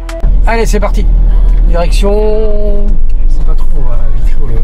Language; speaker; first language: French; native; French